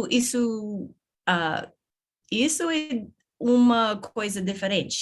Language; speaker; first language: Portuguese; non-native, learner; English